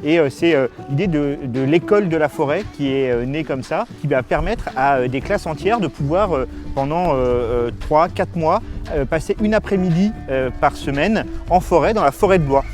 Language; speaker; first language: French; native; French